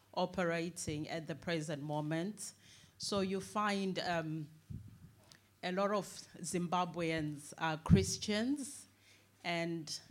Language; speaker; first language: English; non-native, local second language; Shona